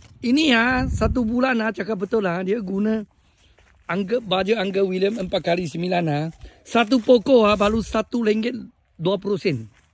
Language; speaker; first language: Malay; non-native, local second language; Chinese